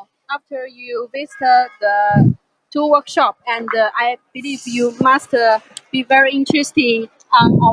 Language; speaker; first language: English; non-native, fluent; Chinese